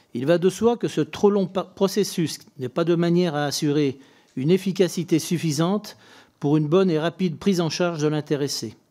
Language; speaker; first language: French; native; French